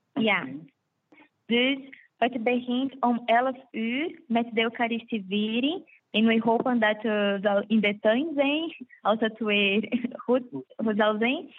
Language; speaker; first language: Dutch; non-native, fluent; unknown